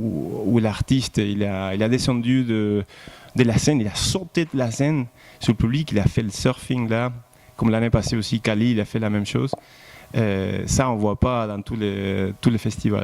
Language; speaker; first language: French; non-native, fluent; Spanish